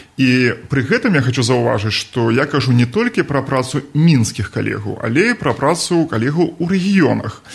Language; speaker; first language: Belarusian; non-native, local second language; Russian